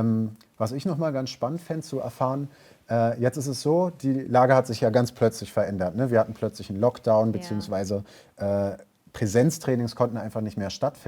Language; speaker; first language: German; native; German